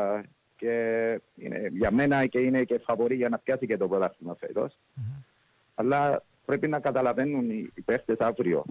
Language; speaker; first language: Greek; early bilingual, heritage; English